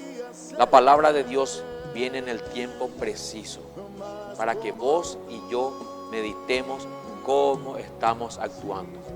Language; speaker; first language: Spanish; native; Spanish